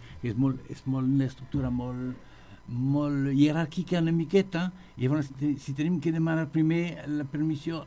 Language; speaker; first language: Catalan; non-native, learner; French